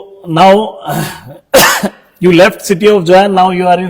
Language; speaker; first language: Hindi; native; Hindi